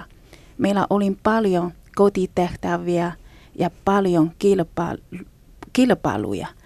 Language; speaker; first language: Finnish; non-native, learner; Chinese